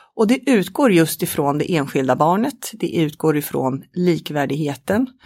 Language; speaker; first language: Swedish; native; Swedish